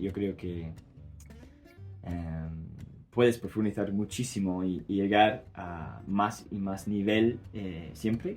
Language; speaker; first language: Spanish; non-native, fluent; English